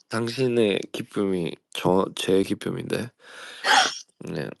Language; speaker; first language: Korean; early bilingual, heritage; Korean